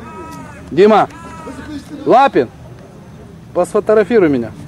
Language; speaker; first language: Russian; native; Russian